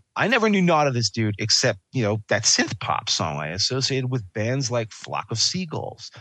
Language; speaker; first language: English; native; English